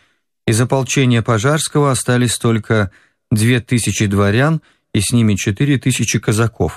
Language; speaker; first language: Russian; native; Russian